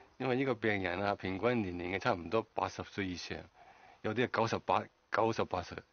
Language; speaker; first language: Chinese; non-native, local second language; Cantonese